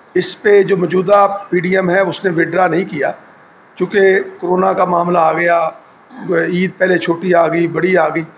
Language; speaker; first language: Urdu; non-native, local second language; Punjabi